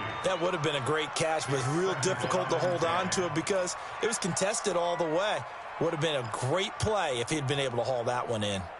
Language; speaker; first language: English; native; English